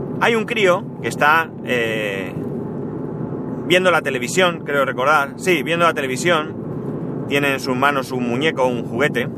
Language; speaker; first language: Spanish; native; Spanish